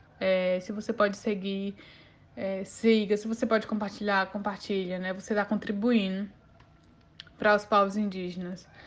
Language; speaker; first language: Portuguese; native; Portuguese